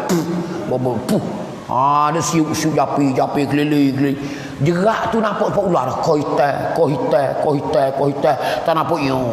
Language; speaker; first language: Malay; native; Malay